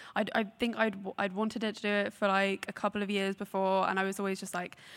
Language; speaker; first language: English; native; English